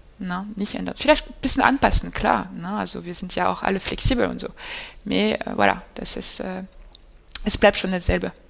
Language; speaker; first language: German; non-native, fluent; French